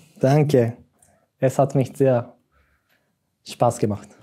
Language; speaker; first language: German; non-native, learner; Japanese